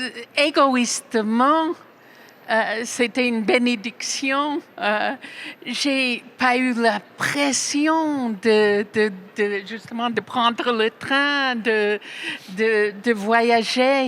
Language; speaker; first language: French; non-native, fluent; English